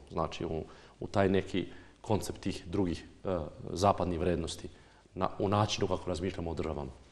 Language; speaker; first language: Bosnian; non-native, local second language; Albanian